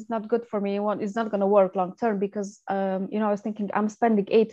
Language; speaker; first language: English; non-native, fluent; Romanian